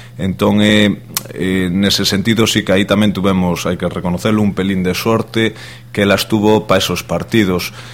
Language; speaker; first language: Galician; non-native, local second language; Spanish